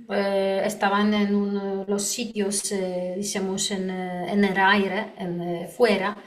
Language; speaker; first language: Spanish; non-native, learner; Polish